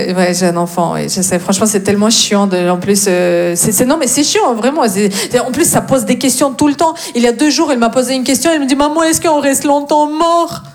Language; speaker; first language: French; non-native, fluent; Russian